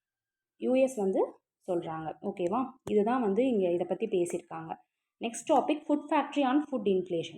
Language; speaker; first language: Tamil; native; Tamil